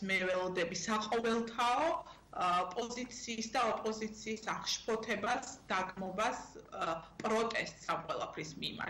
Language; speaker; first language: Georgian; native; Georgian